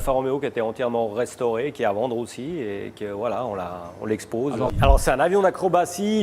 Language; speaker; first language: French; native; French